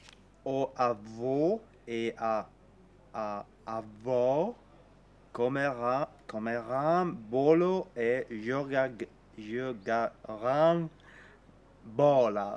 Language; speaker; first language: Portuguese; non-native, learner; Spanish